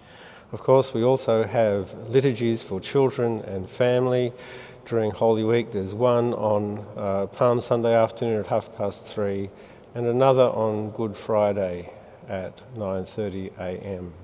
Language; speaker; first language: English; native; English